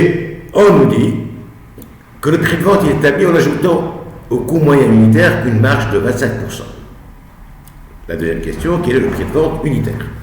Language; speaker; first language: French; non-native, local second language; Arabic